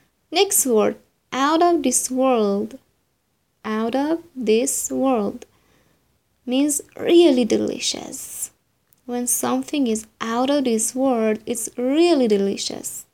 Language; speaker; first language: English; non-native, fluent; Persian